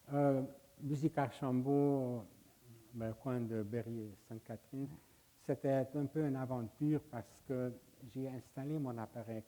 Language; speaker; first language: French; non-native, fluent; Hungarian